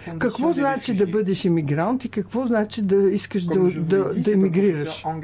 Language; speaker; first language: Bulgarian; native; Bulgarian